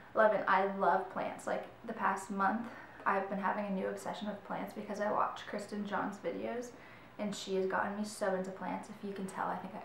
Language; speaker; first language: English; native; English